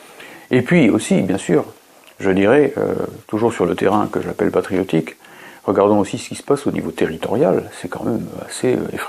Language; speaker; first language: French; native; French